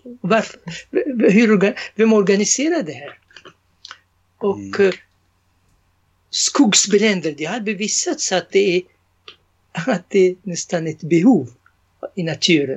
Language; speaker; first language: Swedish; non-native, fluent; Arabic